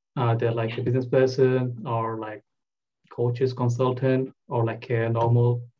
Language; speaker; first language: English; non-native, local second language; Bangla